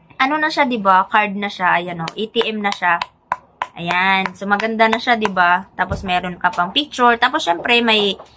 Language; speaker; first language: Filipino; native; Filipino